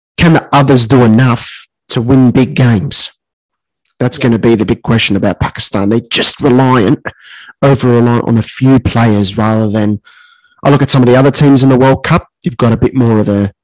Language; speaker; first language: English; native; English